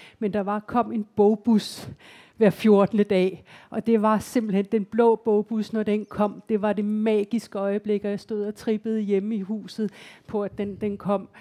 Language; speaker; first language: Danish; native; Danish